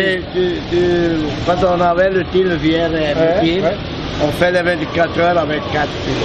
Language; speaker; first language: French; non-native, learner; Italian